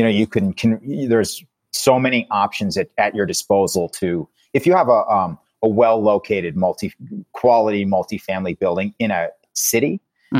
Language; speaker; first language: English; native; English